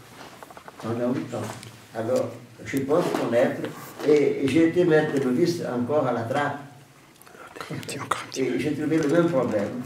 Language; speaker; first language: French; non-native, fluent; Portuguese